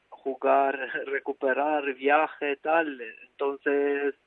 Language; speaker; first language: Spanish; non-native, fluent; Albanian